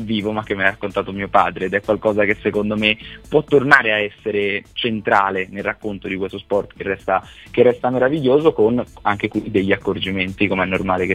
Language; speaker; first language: Italian; native; Italian